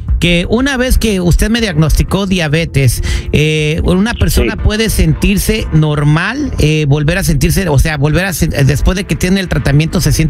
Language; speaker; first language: Spanish; native; Spanish